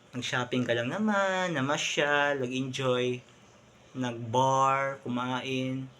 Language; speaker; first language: Filipino; non-native, local second language; Hiligaynon